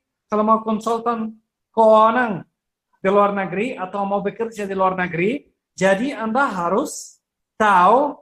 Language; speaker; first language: Indonesian; non-native, fluent; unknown